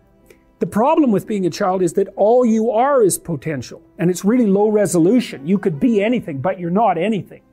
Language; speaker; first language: English; native; English